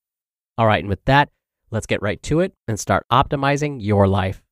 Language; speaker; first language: English; native; English